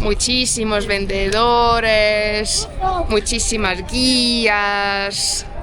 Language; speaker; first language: Spanish; non-native, fluent; Estonian